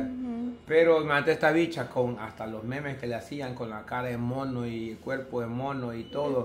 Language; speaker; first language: Spanish; native; Spanish